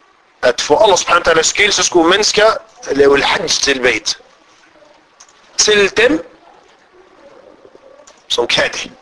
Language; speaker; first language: Danish; non-native, fluent; Arabic